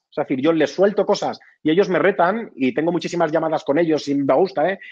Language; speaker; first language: Spanish; native; Spanish